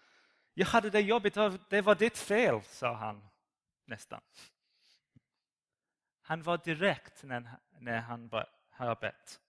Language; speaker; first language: Swedish; non-native, learner; English